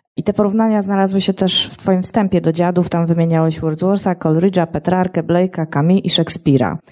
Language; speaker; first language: Polish; native; Polish